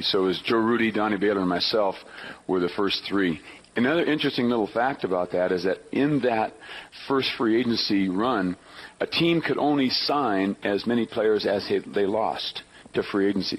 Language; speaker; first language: English; native; English